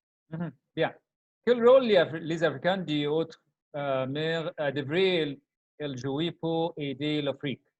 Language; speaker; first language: French; non-native, learner; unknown